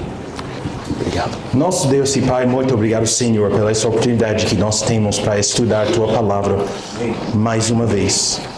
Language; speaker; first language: Portuguese; non-native, fluent; English